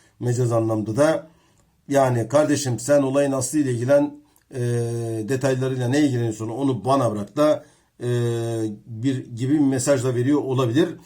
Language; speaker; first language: Turkish; native; Turkish